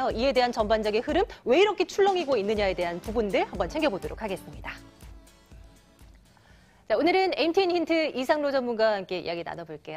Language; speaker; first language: Korean; native; Korean